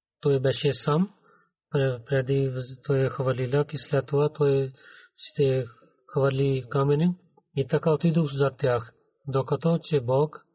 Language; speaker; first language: Bulgarian; non-native, learner; Urdu